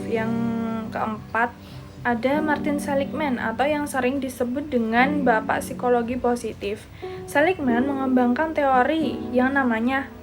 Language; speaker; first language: Indonesian; native; Indonesian